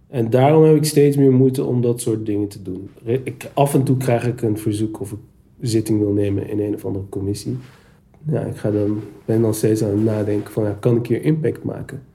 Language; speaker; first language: Dutch; early bilingual, other home language; Turkish